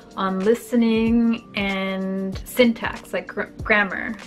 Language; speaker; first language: English; native; English